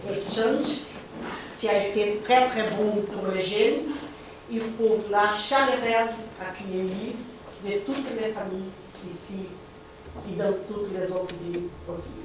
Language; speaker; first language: French; non-native, fluent; Portuguese